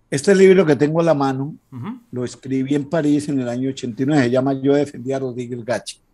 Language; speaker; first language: Spanish; native; Spanish